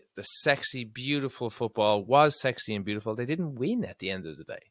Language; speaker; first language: English; native; English